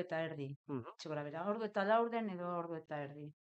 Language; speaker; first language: Basque; non-native, local second language; Spanish